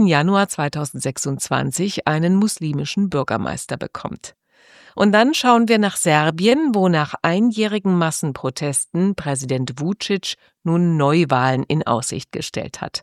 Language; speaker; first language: German; native; German